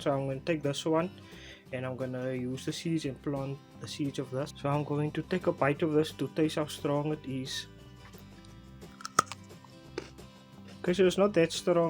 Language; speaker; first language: English; native; English